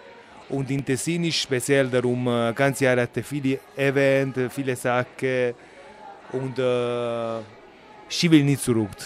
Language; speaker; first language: German; non-native, learner; Italian